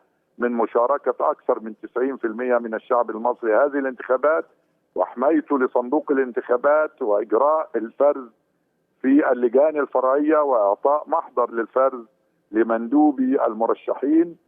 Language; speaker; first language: Arabic; native; Arabic